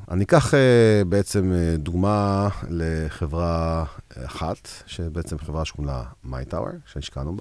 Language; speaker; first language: Hebrew; early bilingual, heritage; Hebrew